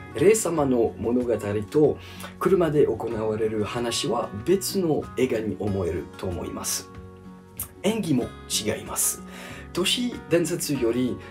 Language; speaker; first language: Japanese; non-native, learner; French